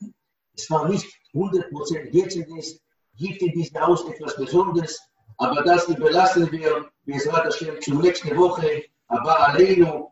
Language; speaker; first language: German; non-native, learner; Hebrew